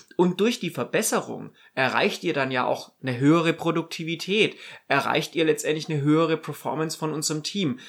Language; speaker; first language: German; native; German